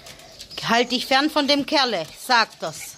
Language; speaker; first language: German; native; German